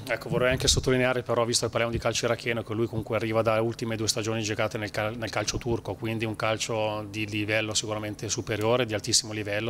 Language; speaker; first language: Italian; native; Italian